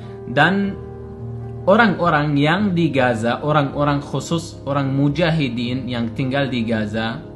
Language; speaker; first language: Indonesian; non-native, fluent; Arabic